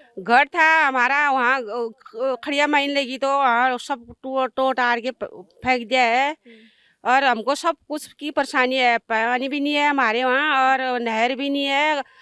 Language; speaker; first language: Hindi; non-native, local second language; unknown